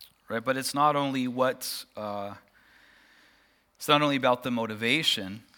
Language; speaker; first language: English; native; English